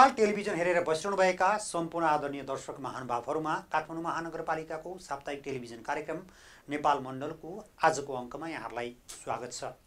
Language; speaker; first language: Nepali; native; Nepali